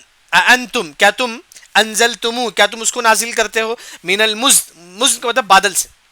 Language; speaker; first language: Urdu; non-native, local second language; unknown